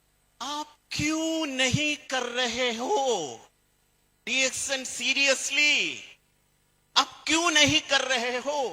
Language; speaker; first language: Hindi; non-native, fluent; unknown